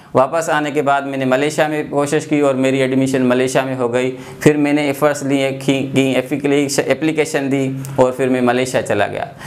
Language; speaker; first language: Urdu; non-native, local second language; Sindhi